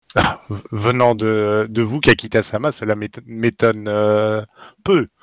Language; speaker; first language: French; native; French